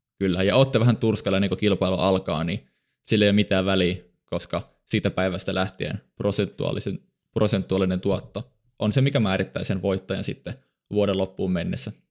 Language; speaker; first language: Finnish; native; Finnish